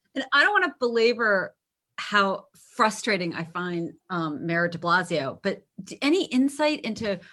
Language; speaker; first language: English; native; English